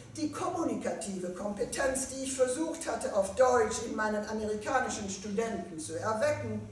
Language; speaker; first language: German; non-native, fluent; French